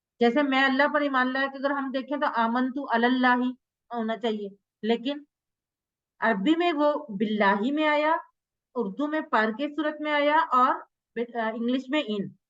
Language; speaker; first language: Urdu; native; Urdu